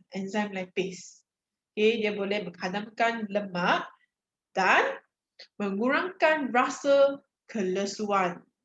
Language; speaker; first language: Malay; non-native, local second language; Chinese